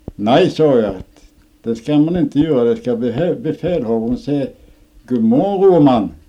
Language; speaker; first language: Swedish; native; Swedish